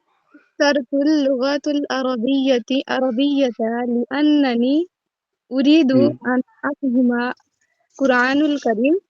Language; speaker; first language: Arabic; non-native, learner; Bangla